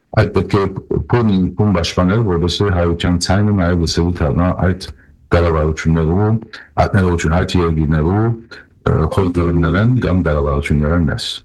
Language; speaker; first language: Armenian; early bilingual, heritage; Armenian